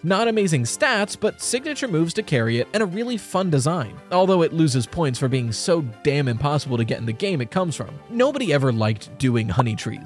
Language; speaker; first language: English; native; English